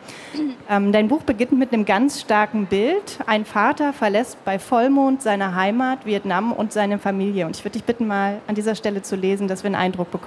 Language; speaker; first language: German; native; German